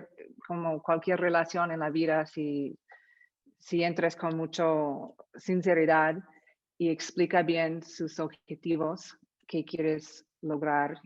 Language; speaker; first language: Spanish; non-native, fluent; English